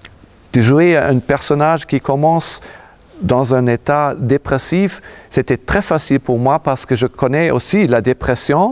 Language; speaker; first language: French; non-native, fluent; German